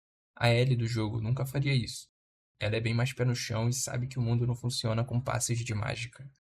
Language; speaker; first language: Portuguese; native; Portuguese